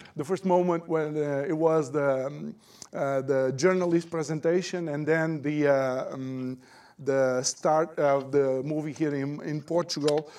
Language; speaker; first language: English; non-native, fluent; Portuguese